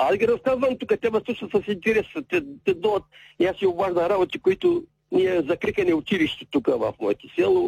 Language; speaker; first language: Bulgarian; native; Bulgarian